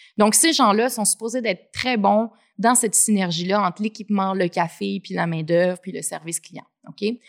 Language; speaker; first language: French; native; French